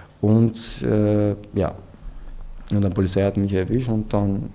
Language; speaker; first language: German; non-native, learner; Persian